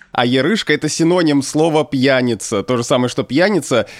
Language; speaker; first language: Russian; native; Russian